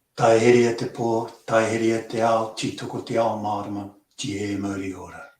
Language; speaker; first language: Māori; native; Māori